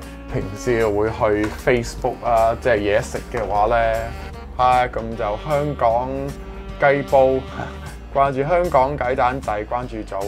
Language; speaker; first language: Chinese; non-native, fluent; English